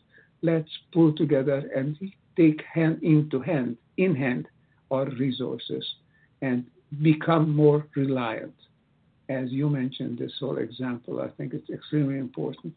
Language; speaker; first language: English; non-native, fluent; Hungarian